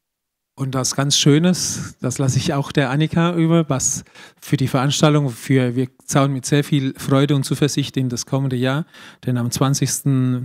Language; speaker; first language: German; non-native, fluent; Spanish